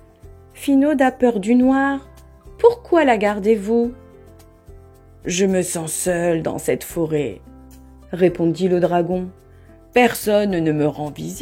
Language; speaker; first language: French; native; French